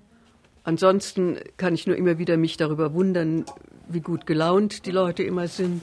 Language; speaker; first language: German; native; German